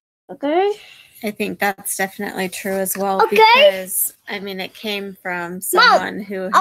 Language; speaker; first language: English; native; English